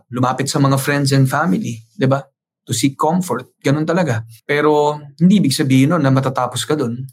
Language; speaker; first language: Filipino; native; Filipino